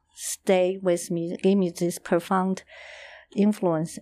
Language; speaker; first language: English; non-native, fluent; Chinese